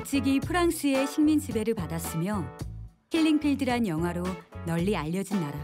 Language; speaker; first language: Korean; native; Korean